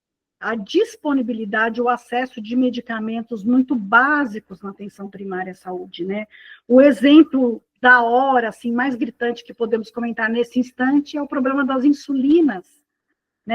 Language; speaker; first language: Portuguese; native; Portuguese